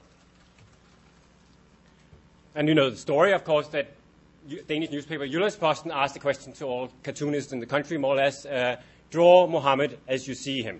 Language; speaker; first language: English; non-native, fluent; Danish